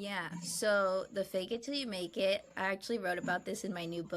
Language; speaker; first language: English; native; English